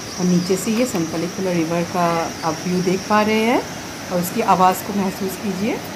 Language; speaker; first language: Hindi; non-native, local second language; Bangla